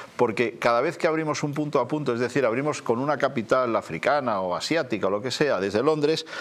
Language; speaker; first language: Spanish; native; Spanish